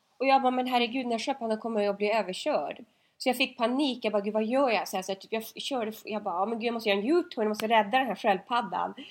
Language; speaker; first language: Swedish; native; Swedish